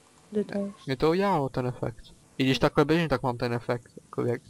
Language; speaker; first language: Czech; native; Czech